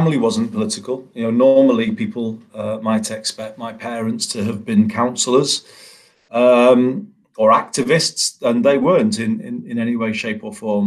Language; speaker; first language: English; native; English